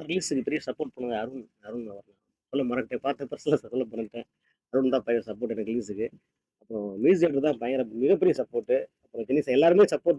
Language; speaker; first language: Tamil; native; Tamil